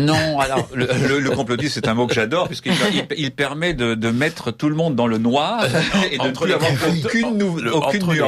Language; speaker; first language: French; native; French